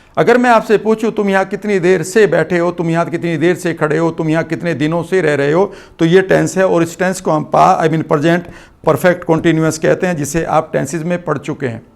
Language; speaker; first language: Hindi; native; Hindi